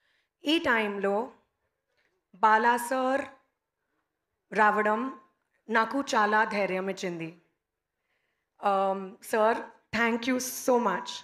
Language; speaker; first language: Telugu; non-native, learner; Hindi